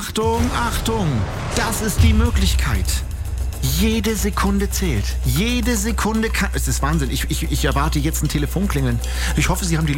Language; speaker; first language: German; native; German